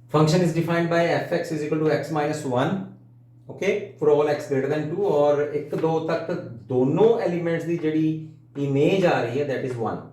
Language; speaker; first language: Hindi; non-native, local second language; Punjabi